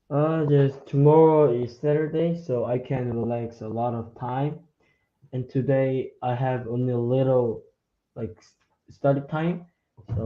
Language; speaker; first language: English; non-native, learner; Korean